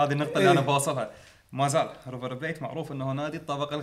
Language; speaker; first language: Arabic; native; Arabic